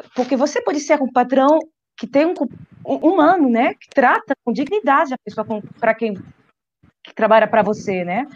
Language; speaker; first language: Portuguese; non-native, fluent; French